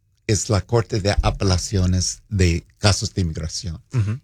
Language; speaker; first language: Spanish; non-native, fluent; English